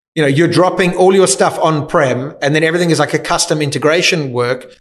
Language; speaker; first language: English; native; English